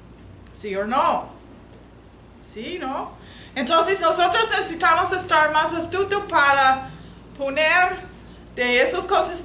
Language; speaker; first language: Spanish; non-native, learner; English